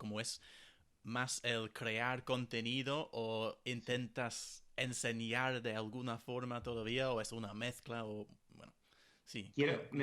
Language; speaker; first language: Spanish; non-native, fluent; English